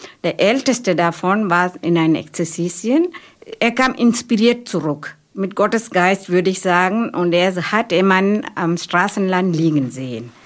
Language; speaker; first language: German; non-native, fluent; Malayalam